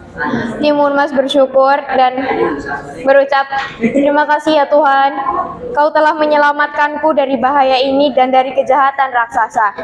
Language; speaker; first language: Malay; non-native, local second language; Javanese